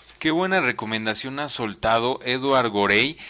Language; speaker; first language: Spanish; native; Spanish